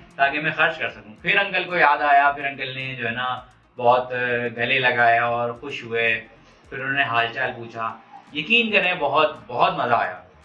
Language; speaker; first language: Urdu; non-native, local second language; Punjabi